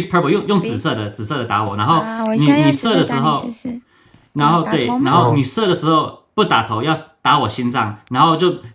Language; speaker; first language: Chinese; early bilingual, heritage; Chinese